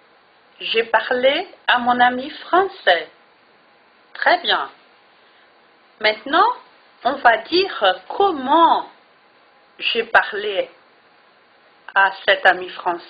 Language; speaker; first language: French; non-native, fluent; Portuguese